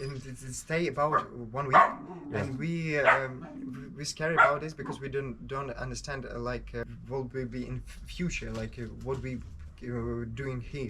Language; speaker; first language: English; non-native, learner; Ukrainian